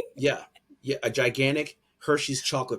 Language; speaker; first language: English; native; English